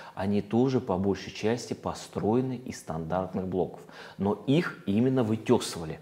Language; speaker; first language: Russian; native; Russian